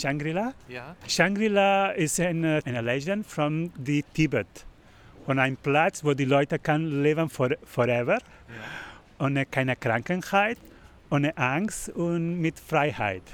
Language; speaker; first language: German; non-native, learner; Spanish